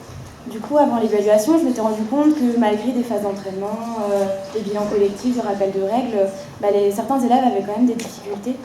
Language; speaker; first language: French; native; French